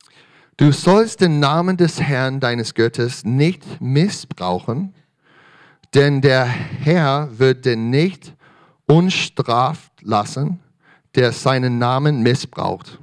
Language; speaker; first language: German; non-native, fluent; English